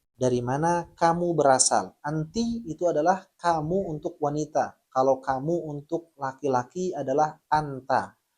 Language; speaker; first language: Indonesian; native; Indonesian